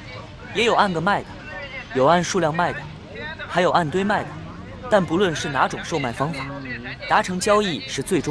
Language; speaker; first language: Chinese; native; Chinese